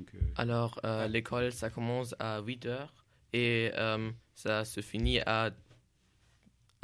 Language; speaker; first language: French; non-native, learner; German